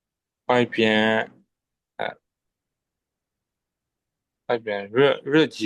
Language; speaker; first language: Chinese; non-native, learner; Burmese